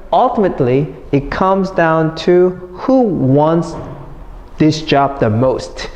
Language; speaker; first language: English; non-native, fluent; Korean